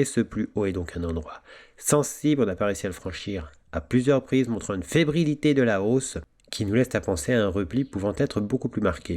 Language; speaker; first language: French; native; French